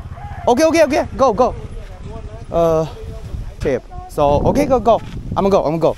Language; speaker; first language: English; non-native, learner; Chinese